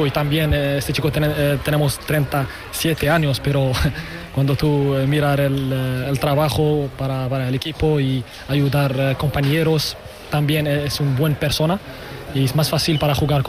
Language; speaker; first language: Spanish; non-native, learner; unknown